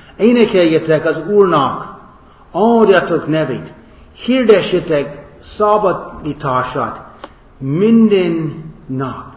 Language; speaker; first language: Hungarian; non-native, fluent; English